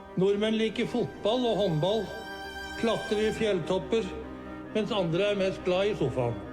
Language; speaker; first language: Norwegian; native; Norwegian